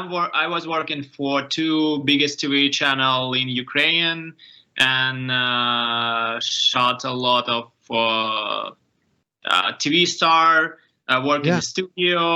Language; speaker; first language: English; non-native, learner; Ukrainian